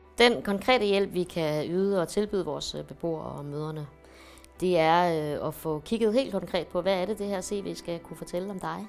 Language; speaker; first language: Danish; native; Danish